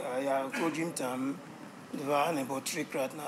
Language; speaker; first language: Czech; non-native, learner; English